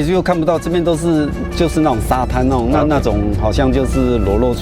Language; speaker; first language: Chinese; native; Chinese